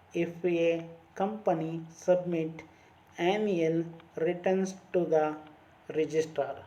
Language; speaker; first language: English; non-native, local second language; Kannada